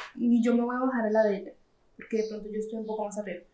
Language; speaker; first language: Spanish; native; Spanish